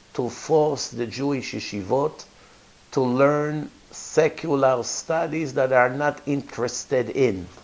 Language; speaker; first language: English; non-native, fluent; Hebrew